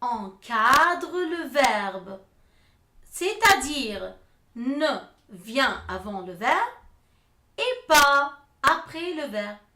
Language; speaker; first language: French; non-native, fluent; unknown